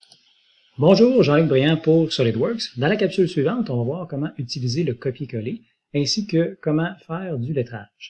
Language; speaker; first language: French; native; French